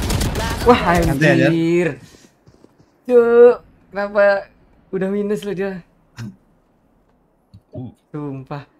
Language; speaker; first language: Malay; non-native, local second language; Javanese